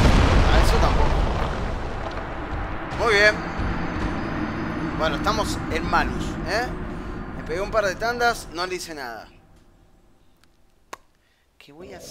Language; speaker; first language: Spanish; native; Spanish